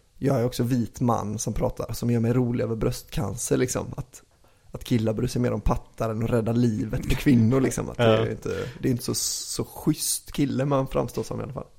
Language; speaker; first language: Swedish; native; Swedish